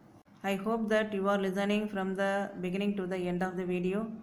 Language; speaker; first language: English; non-native, local second language; Tamil